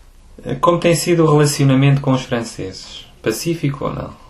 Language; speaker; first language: Portuguese; native; Portuguese